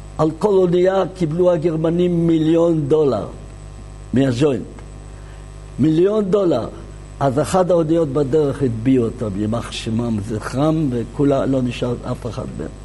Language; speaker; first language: Hebrew; non-native, fluent; Yiddish